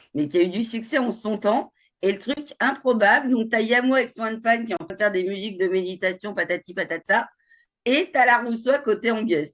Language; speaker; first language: French; native; French